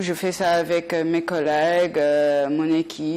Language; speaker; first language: French; non-native, learner; Gujarati